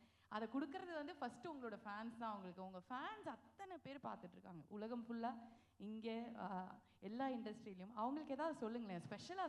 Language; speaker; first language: Tamil; native; Tamil